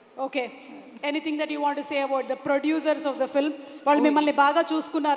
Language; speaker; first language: Telugu; native; Telugu